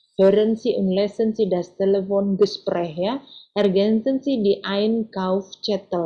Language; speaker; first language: German; non-native, fluent; Indonesian